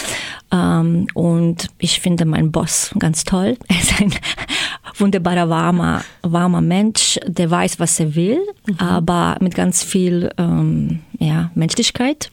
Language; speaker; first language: German; non-native, fluent; Croatian